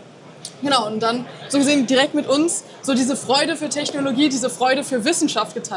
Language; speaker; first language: German; native; German